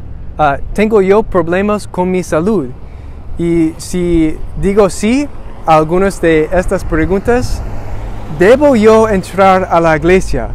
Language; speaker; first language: Spanish; non-native, learner; English